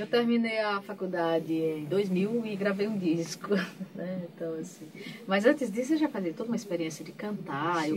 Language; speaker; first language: Portuguese; native; Portuguese